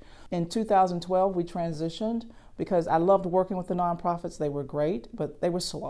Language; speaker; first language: English; native; English